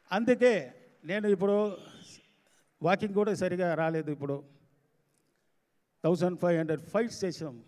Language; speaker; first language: Telugu; non-native, learner; Tamil